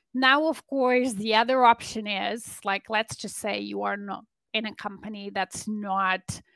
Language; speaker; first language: English; non-native, fluent; Polish